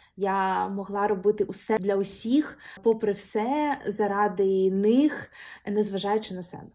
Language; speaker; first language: Ukrainian; non-native, local second language; Russian